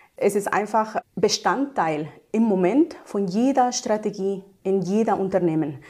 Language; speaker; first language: German; non-native, fluent; Spanish